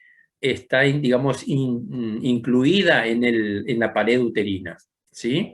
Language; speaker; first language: Spanish; native; Spanish